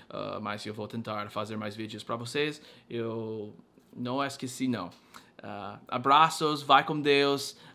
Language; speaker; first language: Portuguese; non-native, fluent; English